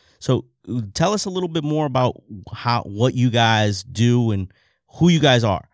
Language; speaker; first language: English; native; English